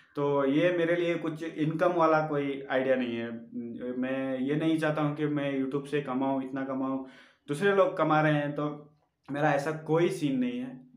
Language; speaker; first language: Hindi; non-native, local second language; Urdu